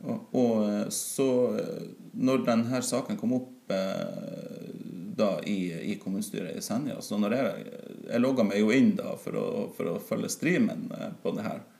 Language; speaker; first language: Norwegian; native; Norwegian